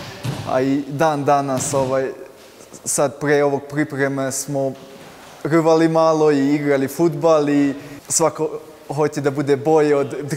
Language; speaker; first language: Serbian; non-native, local second language; Hungarian